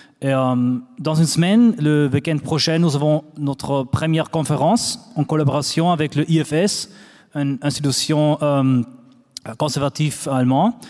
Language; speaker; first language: French; non-native, fluent; German